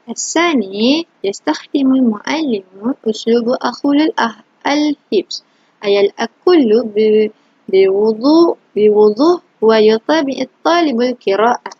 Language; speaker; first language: Arabic; non-native, learner; Malay